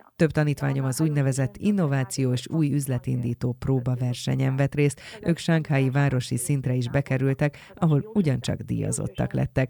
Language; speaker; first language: Hungarian; non-native, fluent; Chinese